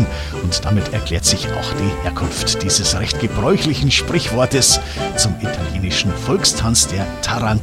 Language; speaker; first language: German; native; German